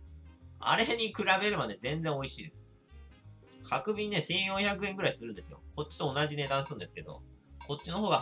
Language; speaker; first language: Japanese; native; Japanese